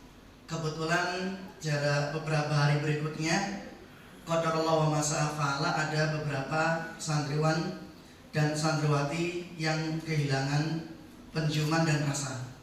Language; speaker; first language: Indonesian; native; Indonesian